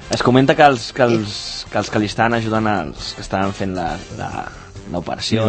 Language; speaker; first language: Catalan; native; Catalan